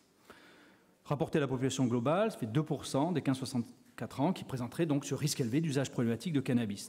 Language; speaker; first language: French; native; French